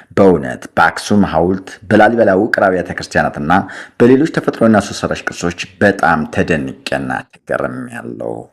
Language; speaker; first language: Amharic; native; Amharic